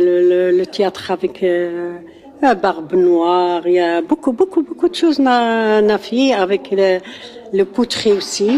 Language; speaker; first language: French; non-native, learner; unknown